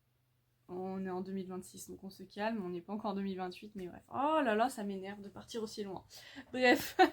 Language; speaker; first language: French; native; French